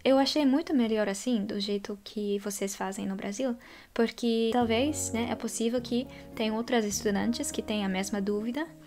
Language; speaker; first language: Portuguese; non-native, fluent; Dutch